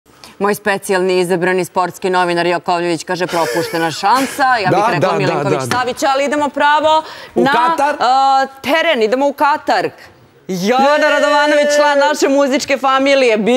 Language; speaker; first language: Serbian; native; Serbian